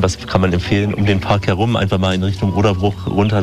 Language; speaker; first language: German; native; German